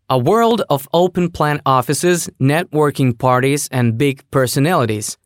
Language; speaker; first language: English; non-native, fluent; Russian